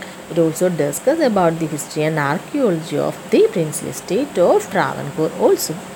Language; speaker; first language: English; non-native, local second language; Malayalam